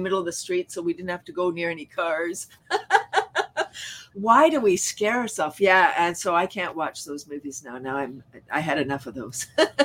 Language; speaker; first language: English; native; English